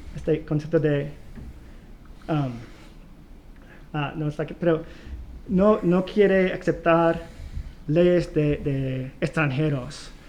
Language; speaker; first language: Spanish; non-native, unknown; English